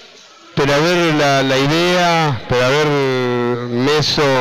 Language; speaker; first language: Italian; non-native, fluent; Spanish